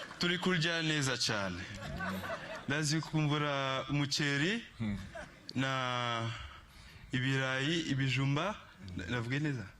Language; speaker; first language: Kinyarwanda; non-native, learner; French